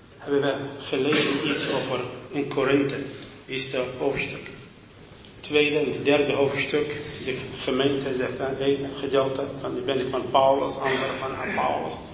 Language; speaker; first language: Dutch; non-native, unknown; Arabic